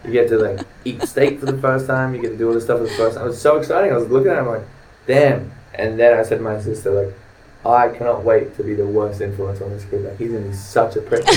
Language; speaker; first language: English; native; English